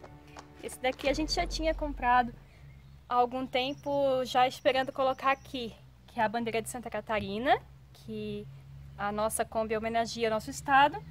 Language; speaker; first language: Portuguese; native; Portuguese